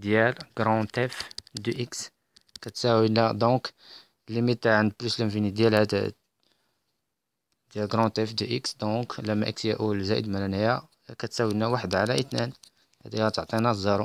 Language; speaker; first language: Arabic; native; Arabic